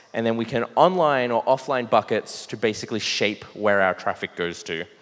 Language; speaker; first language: English; native; English